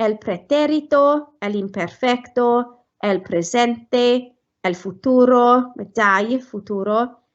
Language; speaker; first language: Spanish; non-native, fluent; Welsh